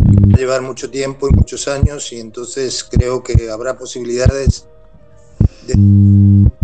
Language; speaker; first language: Spanish; non-native, fluent; French